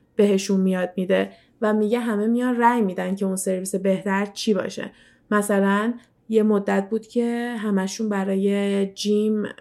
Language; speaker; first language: Persian; native; Persian